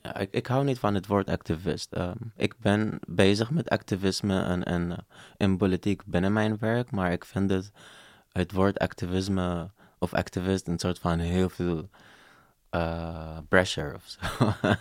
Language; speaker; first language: Dutch; non-native, fluent; Arabic